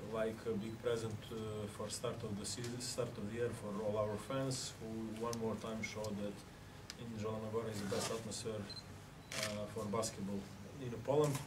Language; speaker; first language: English; non-native, fluent; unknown